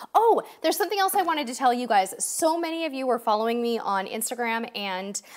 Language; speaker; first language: English; native; English